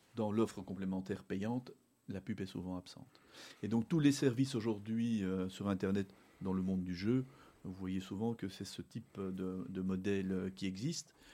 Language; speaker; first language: French; native; French